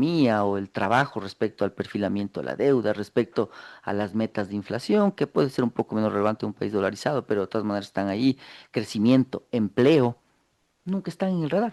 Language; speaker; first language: Spanish; native; Spanish